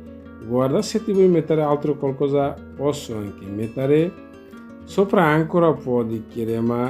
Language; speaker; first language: Italian; non-native, learner; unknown